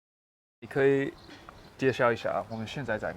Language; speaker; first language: Chinese; non-native, fluent; English